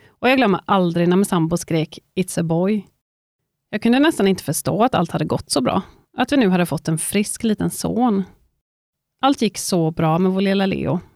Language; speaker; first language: Swedish; native; Swedish